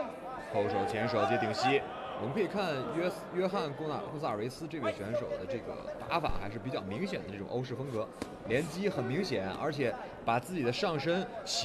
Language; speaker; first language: Chinese; native; Chinese